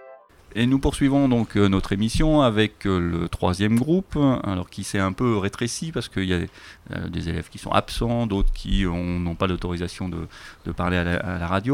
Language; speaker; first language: French; native; French